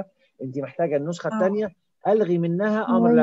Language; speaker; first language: Arabic; native; Arabic